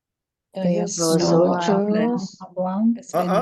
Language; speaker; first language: Spanish; non-native, learner; English